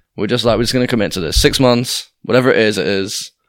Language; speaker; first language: English; native; English